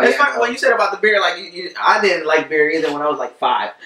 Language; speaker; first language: English; native; English